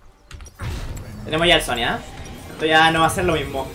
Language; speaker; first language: Spanish; native; Spanish